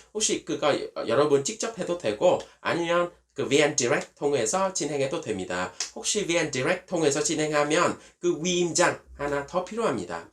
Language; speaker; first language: Korean; non-native, fluent; Vietnamese